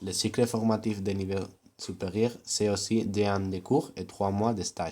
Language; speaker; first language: French; non-native, learner; Spanish